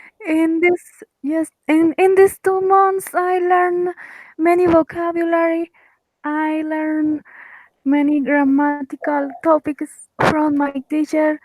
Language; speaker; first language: English; non-native, learner; Spanish